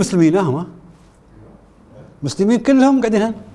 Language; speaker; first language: Arabic; native; Arabic